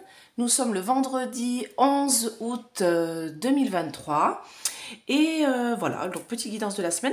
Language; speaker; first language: French; native; French